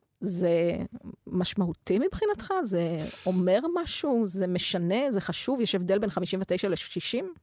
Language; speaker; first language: Hebrew; native; Hebrew